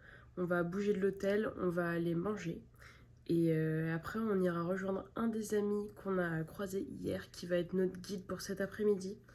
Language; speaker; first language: French; native; French